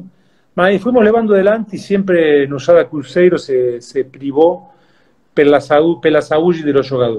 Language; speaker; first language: Portuguese; non-native, fluent; Spanish